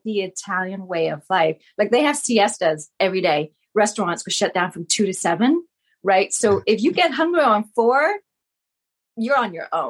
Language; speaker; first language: English; non-native, fluent; Vietnamese